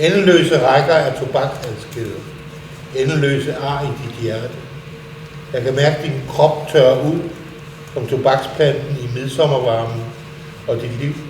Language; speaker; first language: Danish; native; Danish